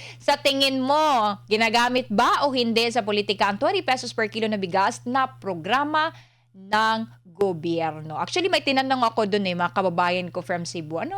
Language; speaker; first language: Filipino; non-native, local second language; Cebuano